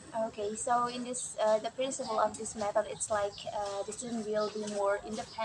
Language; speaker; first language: English; non-native, learner; Indonesian